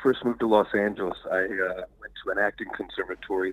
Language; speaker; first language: English; native; English